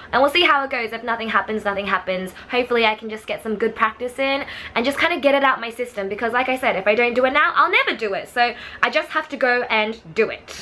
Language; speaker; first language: English; early bilingual, other home language; Chinese